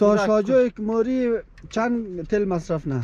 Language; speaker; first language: Persian; native; Persian